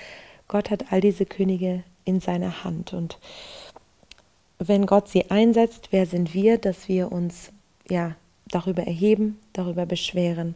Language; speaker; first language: German; native; German